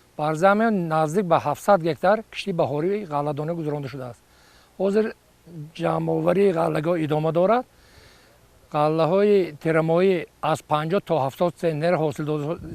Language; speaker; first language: Tajik; native; Tajik